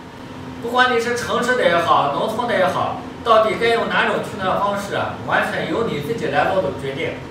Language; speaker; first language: Chinese; native; Chinese